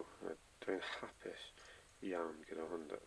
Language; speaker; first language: Welsh; non-native, learner; English